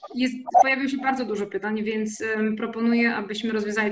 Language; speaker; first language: Polish; native; Polish